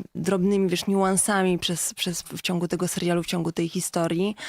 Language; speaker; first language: Polish; native; Polish